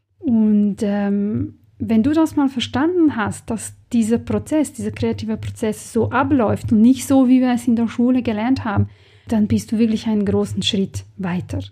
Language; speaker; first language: German; non-native, fluent; Serbian